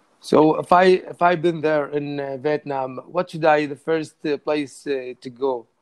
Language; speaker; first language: English; non-native, learner; Arabic